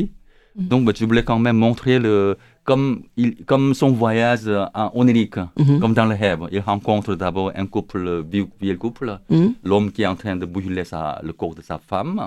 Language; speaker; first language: French; non-native, learner; Korean